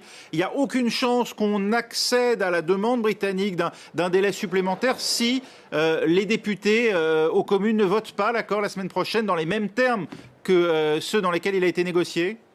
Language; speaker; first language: French; native; French